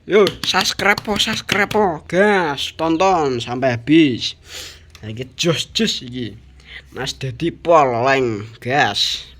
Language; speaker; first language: Indonesian; non-native, local second language; Javanese